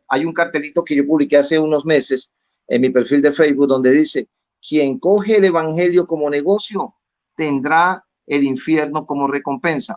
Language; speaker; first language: Spanish; native; Spanish